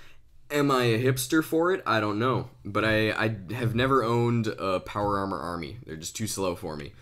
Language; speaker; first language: English; native; English